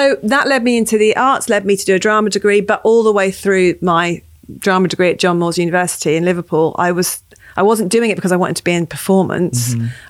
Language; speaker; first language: English; native; English